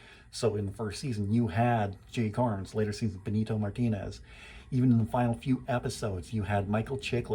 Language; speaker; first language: English; native; English